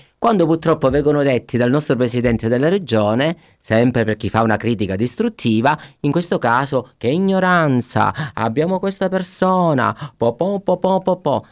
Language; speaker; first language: Italian; native; Italian